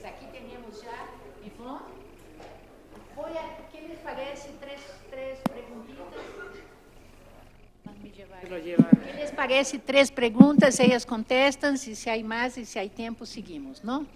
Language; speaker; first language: Spanish; non-native, fluent; Portuguese